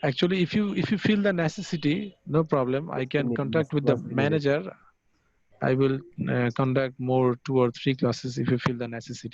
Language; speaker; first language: English; non-native, learner; Bangla